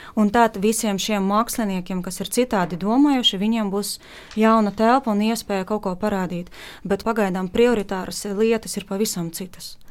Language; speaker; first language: Latvian; non-native, fluent; Ukrainian